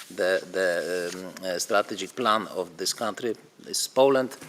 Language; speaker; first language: English; non-native, fluent; Polish